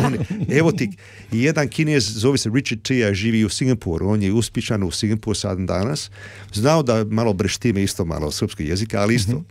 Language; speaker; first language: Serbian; early bilingual, heritage; Serbian